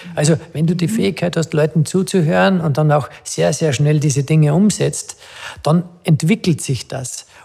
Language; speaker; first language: German; native; German